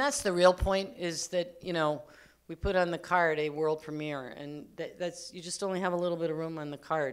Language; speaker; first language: English; native; English